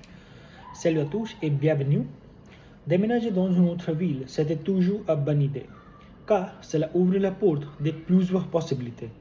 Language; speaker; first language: French; non-native, learner; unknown